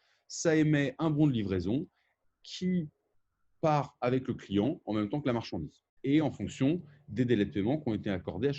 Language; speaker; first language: French; native; French